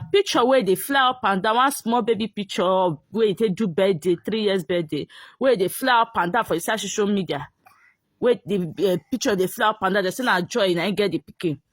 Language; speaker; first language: Nigerian Pidgin; native; Nigerian Pidgin